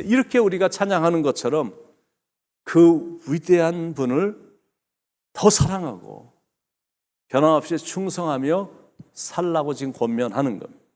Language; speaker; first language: Korean; native; Korean